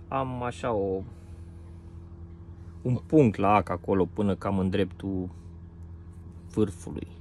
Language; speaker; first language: Romanian; native; Romanian